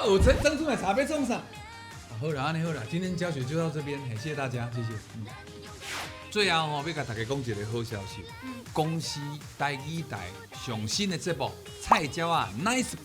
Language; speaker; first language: Chinese; native; Chinese